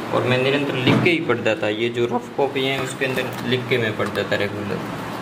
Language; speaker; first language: Hindi; native; Hindi